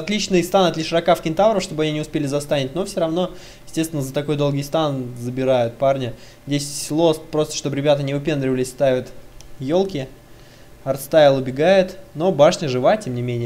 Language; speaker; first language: Russian; native; Russian